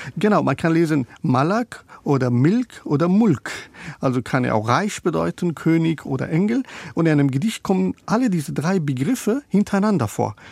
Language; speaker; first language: German; non-native, fluent; Persian